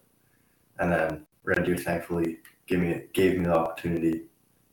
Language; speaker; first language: English; native; English